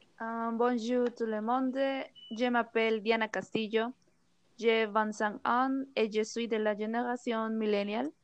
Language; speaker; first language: French; non-native, learner; Spanish